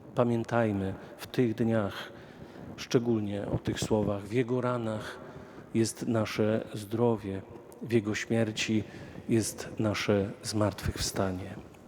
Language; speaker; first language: Polish; native; Polish